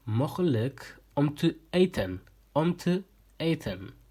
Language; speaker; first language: Dutch; early bilingual, heritage; Tigrinya